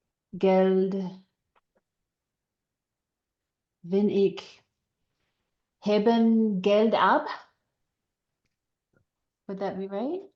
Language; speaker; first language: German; non-native, learner; English